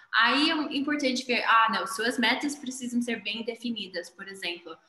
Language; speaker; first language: Portuguese; non-native, fluent; English